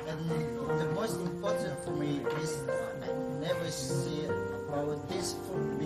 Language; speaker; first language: English; non-native, learner; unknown